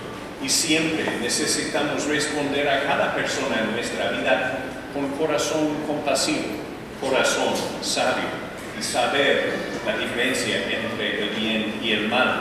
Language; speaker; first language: Spanish; non-native, fluent; English